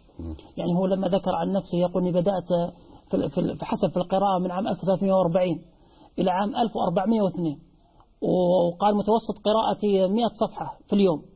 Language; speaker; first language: Arabic; native; Arabic